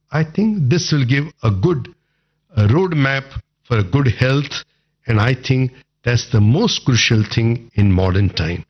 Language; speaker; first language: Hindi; non-native, local second language; Bangla